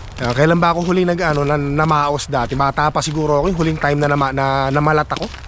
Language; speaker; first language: Filipino; non-native, local second language; Iloko